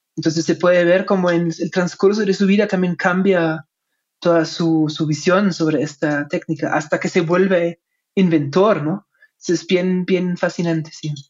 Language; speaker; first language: Spanish; non-native, fluent; German